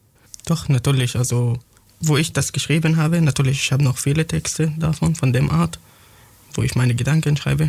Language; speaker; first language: German; non-native, learner; Arabic